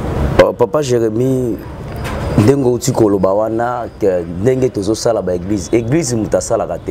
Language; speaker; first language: French; non-native, local second language; Lingala